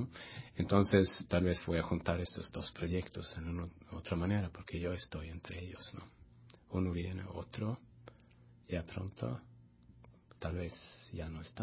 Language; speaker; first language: Spanish; non-native, fluent; Swedish